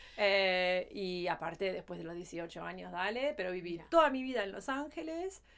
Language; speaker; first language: Spanish; early bilingual, heritage; Spanish